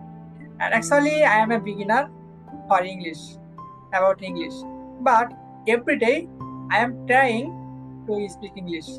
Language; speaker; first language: English; non-native, learner; Bangla